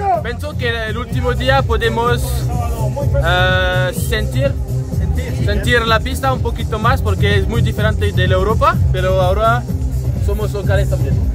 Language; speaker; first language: Spanish; non-native, learner; French